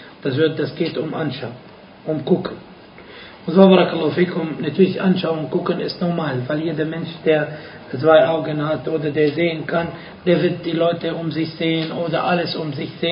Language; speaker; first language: German; non-native, fluent; Arabic